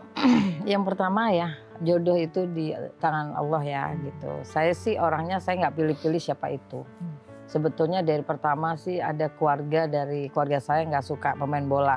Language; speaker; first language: Indonesian; early bilingual, other home language; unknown